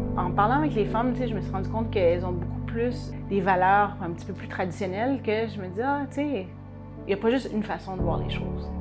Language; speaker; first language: French; native; French